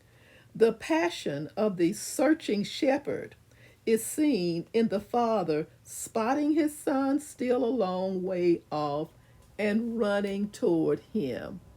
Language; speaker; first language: English; native; English